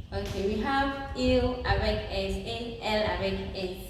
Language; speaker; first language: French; non-native, fluent; English